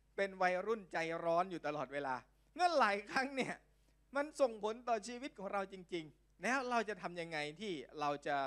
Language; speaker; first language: Thai; non-native, local second language; Lao